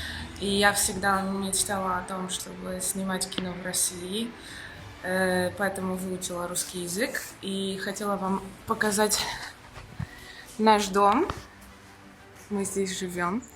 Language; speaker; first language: Russian; non-native, fluent; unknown